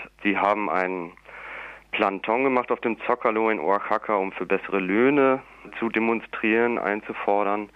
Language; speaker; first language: German; native; German